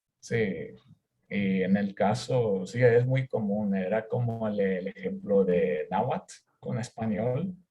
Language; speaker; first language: Spanish; early bilingual, heritage; Spanish